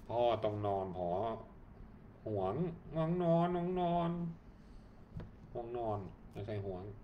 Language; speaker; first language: Thai; non-native, learner; Swedish